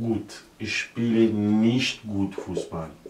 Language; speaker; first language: German; non-native, learner; Arabic